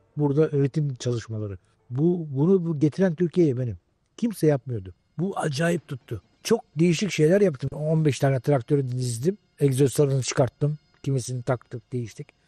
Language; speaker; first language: Turkish; native; Turkish